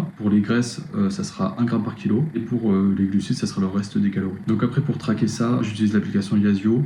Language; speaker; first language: French; native; French